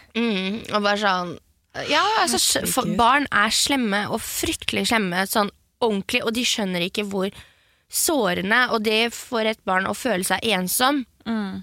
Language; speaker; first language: Norwegian; early bilingual, other home language; French